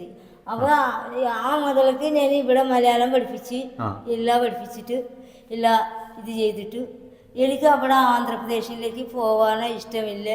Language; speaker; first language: Malayalam; non-native, local second language; Telugu